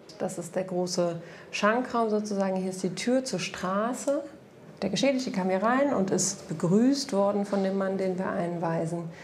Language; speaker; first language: German; native; German